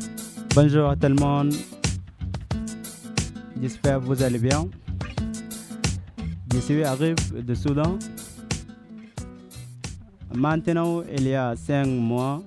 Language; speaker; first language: French; non-native, learner; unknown